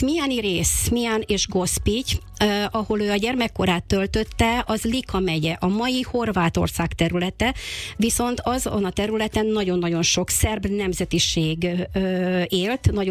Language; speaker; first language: Hungarian; native; Hungarian